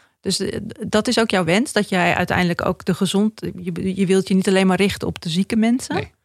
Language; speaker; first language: Dutch; native; Dutch